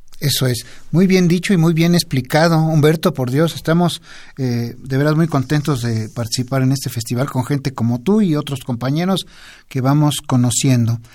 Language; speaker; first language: Spanish; native; Spanish